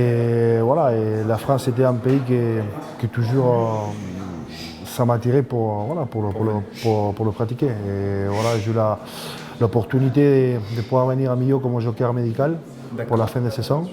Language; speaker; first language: French; non-native, fluent; Spanish